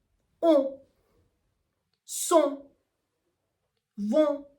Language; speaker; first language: French; non-native, fluent; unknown